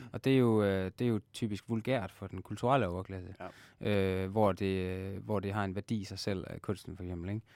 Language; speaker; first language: Danish; native; Danish